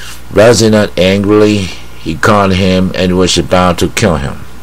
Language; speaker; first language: English; non-native, fluent; Chinese